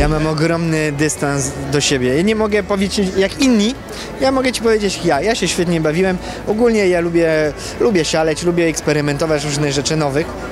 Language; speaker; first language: Polish; non-native, fluent; French